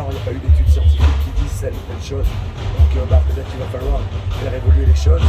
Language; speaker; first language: French; native; French